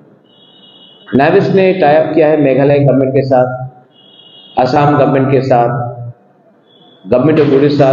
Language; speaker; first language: Hindi; non-native, local second language; Kok Borok